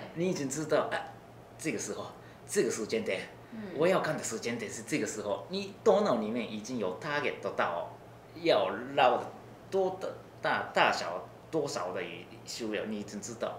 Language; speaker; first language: Chinese; non-native, learner; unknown